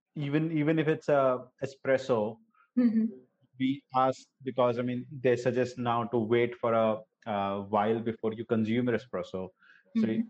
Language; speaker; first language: English; non-native, local second language; Gujarati